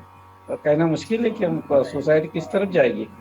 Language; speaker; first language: Hindi; native; Hindi